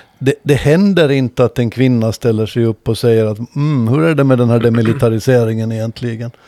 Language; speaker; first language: Swedish; native; Swedish